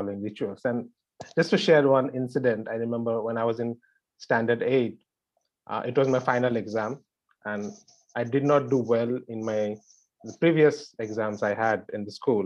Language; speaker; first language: English; non-native, local second language; Bangla